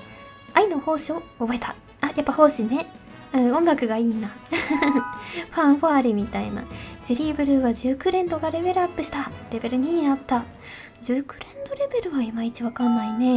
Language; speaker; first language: Japanese; native; Japanese